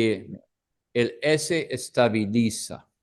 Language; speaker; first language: Spanish; non-native, fluent; English